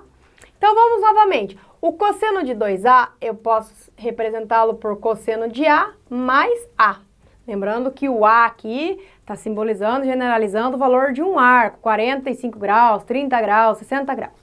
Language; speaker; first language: Portuguese; native; Portuguese